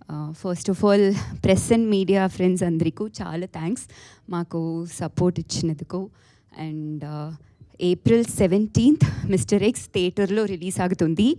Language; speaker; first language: Telugu; non-native, local second language; Tamil